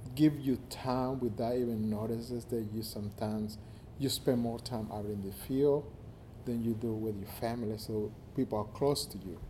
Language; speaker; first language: English; non-native, fluent; Spanish